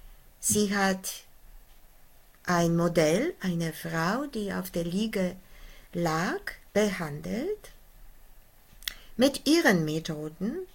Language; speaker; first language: German; non-native, fluent; Polish